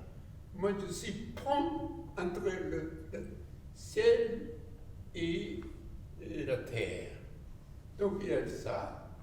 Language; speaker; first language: French; non-native, learner; Japanese